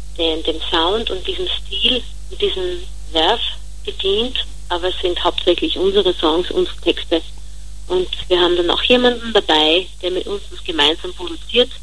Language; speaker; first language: German; native; German